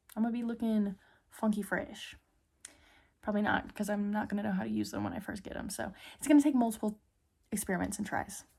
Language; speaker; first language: English; native; English